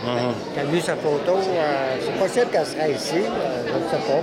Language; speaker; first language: French; native; French